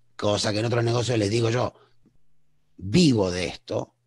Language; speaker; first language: Spanish; native; Spanish